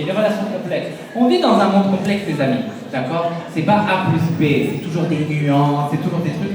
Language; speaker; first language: French; native; French